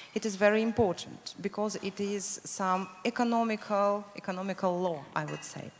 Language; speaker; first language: English; non-native, fluent; Russian